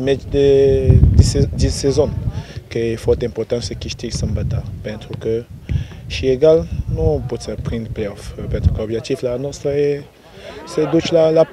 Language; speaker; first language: Romanian; non-native, learner; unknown